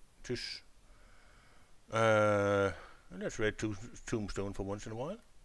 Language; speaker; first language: English; non-native, fluent; Danish